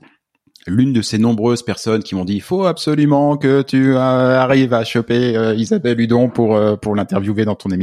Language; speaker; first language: French; native; French